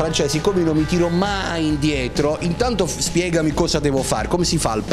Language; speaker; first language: Italian; native; Italian